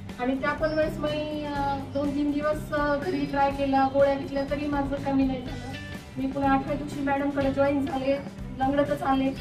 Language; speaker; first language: Marathi; native; Marathi